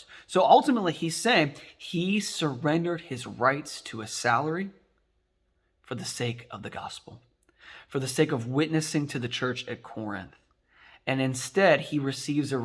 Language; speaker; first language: English; native; English